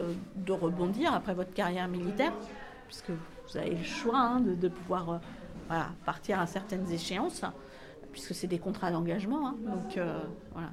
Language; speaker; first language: French; native; French